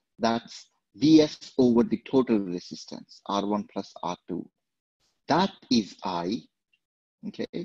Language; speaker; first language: English; non-native, local second language; Telugu